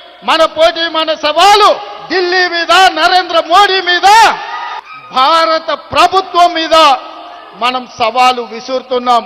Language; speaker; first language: Telugu; native; Telugu